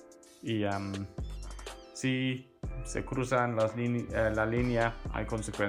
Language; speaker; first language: Spanish; non-native, fluent; English